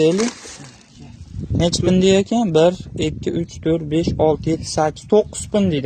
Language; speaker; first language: Uzbek; native; Uzbek